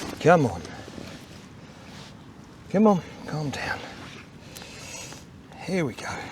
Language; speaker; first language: English; native; English